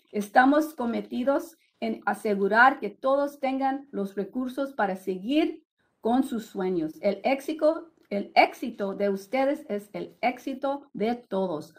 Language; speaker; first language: Spanish; early bilingual, heritage; Spanish